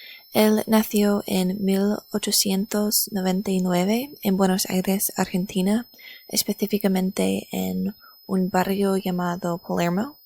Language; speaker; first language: Spanish; non-native, learner; English